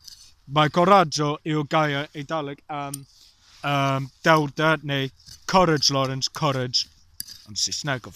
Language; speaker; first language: Welsh; non-native, learner; English